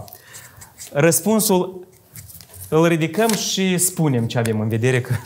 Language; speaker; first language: Romanian; native; Romanian